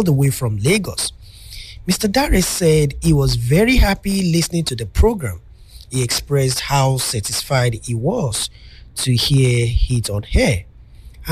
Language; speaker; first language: English; non-native, local second language; Yoruba